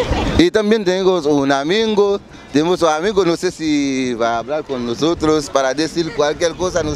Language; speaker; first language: Spanish; non-native, learner; Haitian Creole